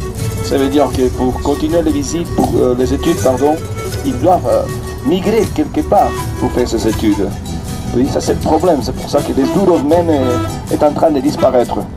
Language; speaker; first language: French; non-native, fluent; Spanish